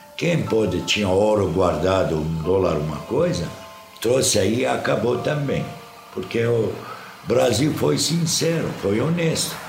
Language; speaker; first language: Portuguese; non-native, fluent; Arabic